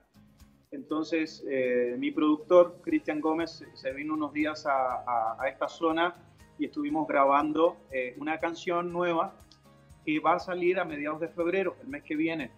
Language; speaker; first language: Spanish; native; Spanish